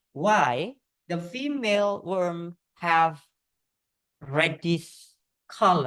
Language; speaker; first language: English; non-native, learner; Indonesian